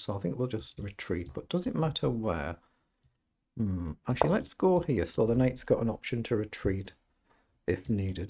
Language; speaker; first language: English; native; English